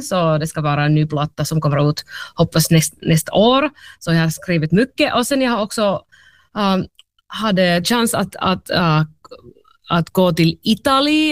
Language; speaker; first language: Swedish; non-native, local second language; Finnish